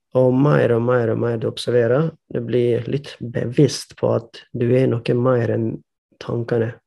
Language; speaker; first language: Norwegian; non-native, fluent; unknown